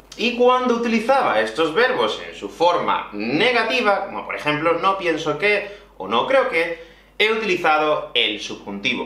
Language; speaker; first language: Spanish; native; Spanish